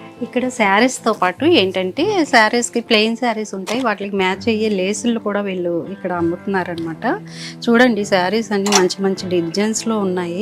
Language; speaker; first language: Telugu; native; Telugu